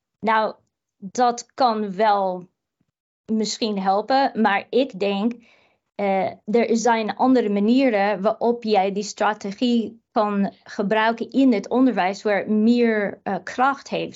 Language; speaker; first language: Dutch; non-native, fluent; English